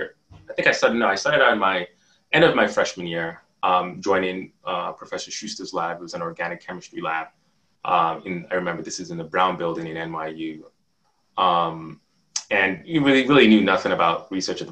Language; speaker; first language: English; non-native, local second language; Yoruba